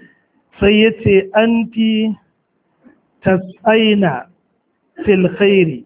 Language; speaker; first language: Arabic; non-native, fluent; Hausa